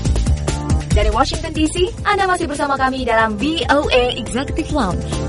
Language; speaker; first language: Indonesian; native; Indonesian